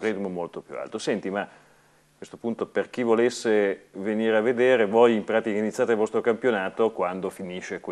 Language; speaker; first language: Italian; native; Italian